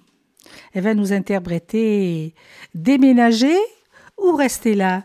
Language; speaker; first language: French; native; French